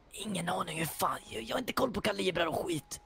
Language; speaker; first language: Swedish; native; Swedish